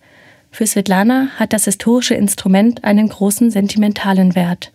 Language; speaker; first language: German; native; German